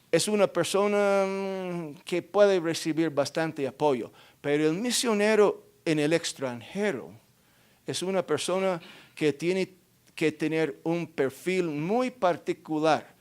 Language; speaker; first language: Spanish; non-native, fluent; English